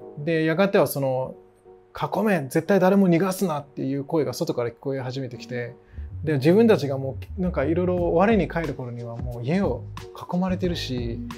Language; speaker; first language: Japanese; early bilingual, other home language; English